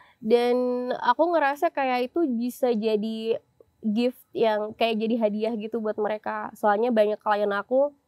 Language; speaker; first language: Indonesian; native; Indonesian